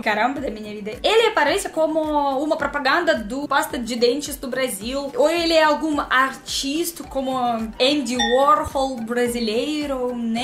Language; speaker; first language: Portuguese; non-native, learner; Russian